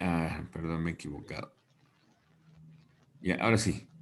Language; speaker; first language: Spanish; native; Spanish